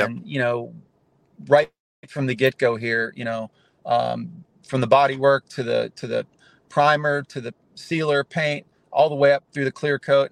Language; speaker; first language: English; native; English